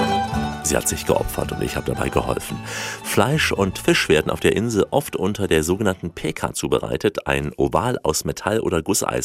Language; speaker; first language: German; native; German